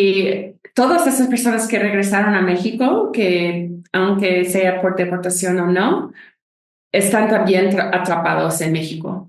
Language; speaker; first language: Spanish; non-native, fluent; English